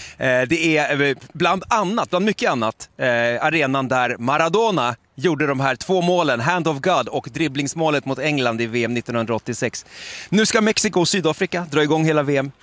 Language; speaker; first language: Swedish; native; Swedish